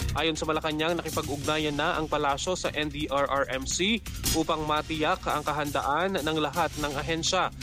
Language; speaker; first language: Filipino; native; Filipino